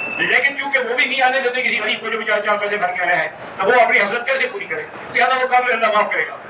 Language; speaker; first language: Urdu; early bilingual, heritage; Urdu